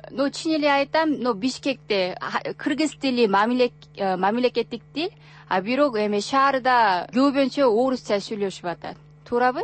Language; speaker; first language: Kyrgyz; non-native, learner; Korean